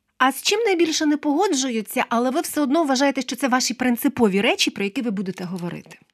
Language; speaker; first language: Ukrainian; native; Ukrainian